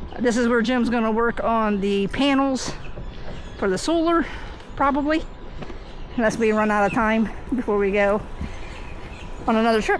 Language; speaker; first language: English; native; English